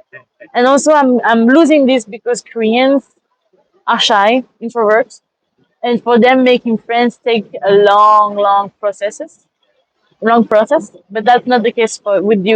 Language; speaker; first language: English; non-native, fluent; French